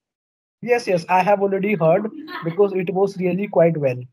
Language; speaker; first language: English; non-native, learner; Hindi